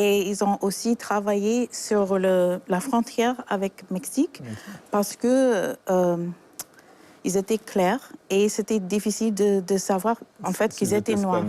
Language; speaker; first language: French; non-native, fluent; English